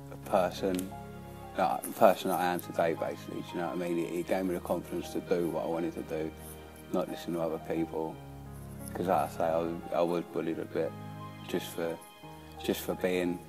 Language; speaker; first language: English; native; English